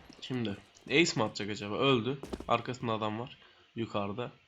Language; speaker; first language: Turkish; native; Turkish